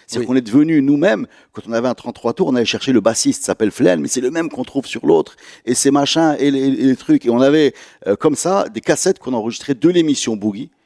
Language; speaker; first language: French; non-native, local second language; Arabic